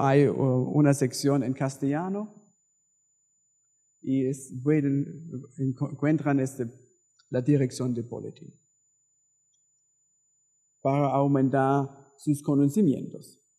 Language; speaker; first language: Spanish; non-native, fluent; German